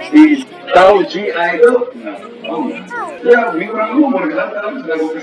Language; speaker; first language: Indonesian; non-native, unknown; Korean